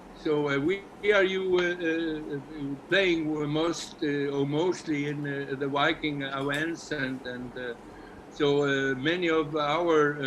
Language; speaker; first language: English; non-native, learner; Icelandic